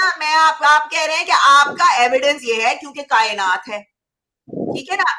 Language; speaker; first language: Urdu; native; Urdu